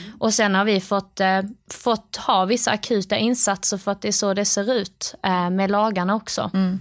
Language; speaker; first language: Swedish; native; Swedish